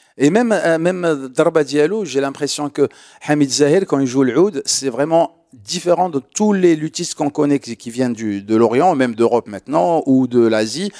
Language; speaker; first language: French; non-native, local second language; Arabic